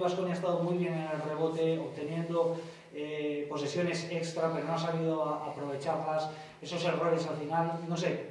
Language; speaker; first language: Spanish; native; Spanish